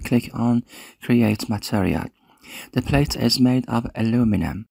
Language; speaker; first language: English; non-native, fluent; Persian